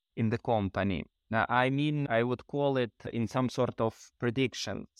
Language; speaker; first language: English; non-native, fluent; Ukrainian